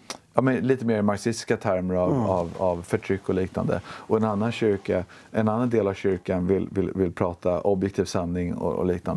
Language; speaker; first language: Swedish; native; Swedish